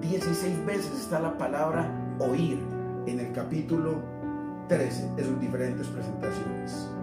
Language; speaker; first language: Spanish; native; Spanish